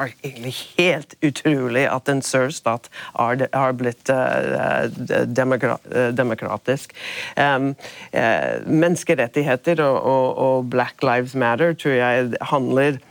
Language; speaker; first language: Norwegian; non-native, fluent; English